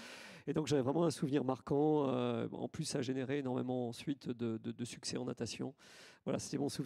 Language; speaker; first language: French; native; French